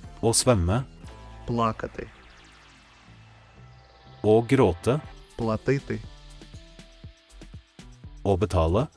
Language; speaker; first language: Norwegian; non-native, fluent; Ukrainian